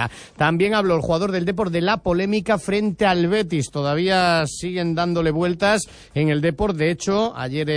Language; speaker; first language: Spanish; native; Spanish